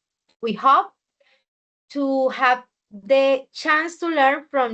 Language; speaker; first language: English; non-native, learner; Spanish